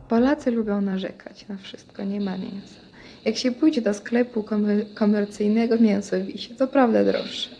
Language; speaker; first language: Polish; non-native, fluent; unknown